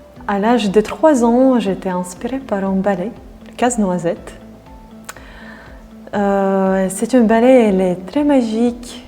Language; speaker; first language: French; non-native, fluent; Russian